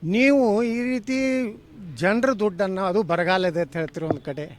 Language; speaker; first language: Kannada; native; Kannada